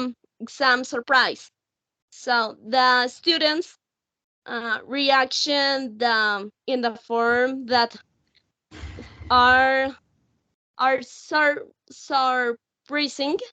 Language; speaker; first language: English; non-native, learner; Spanish